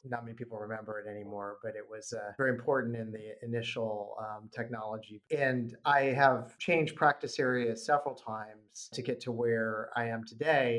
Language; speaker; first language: English; native; English